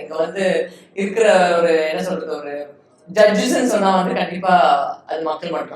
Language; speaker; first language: Tamil; native; Tamil